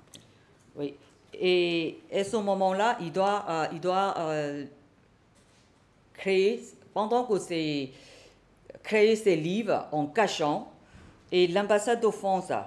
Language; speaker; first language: French; non-native, learner; Burmese